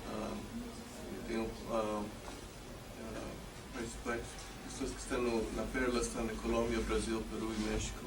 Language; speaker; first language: Portuguese; non-native, fluent; English